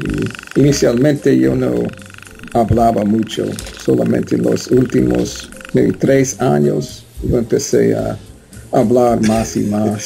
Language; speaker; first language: Spanish; non-native, learner; English